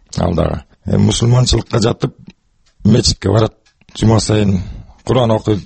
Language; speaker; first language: Kyrgyz; non-native, local second language; Russian